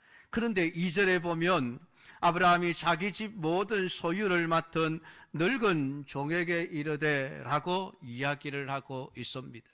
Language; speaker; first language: Korean; native; Korean